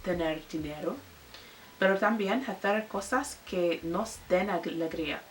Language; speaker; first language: Spanish; non-native, learner; English